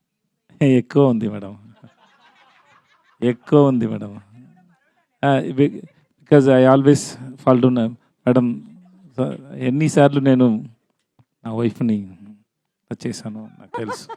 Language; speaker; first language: Telugu; non-native, learner; Tamil